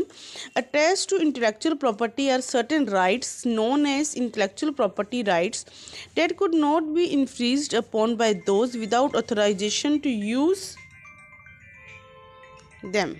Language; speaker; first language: English; non-native, local second language; Hindi